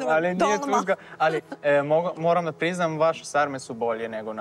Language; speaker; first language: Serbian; non-native, fluent; Turkish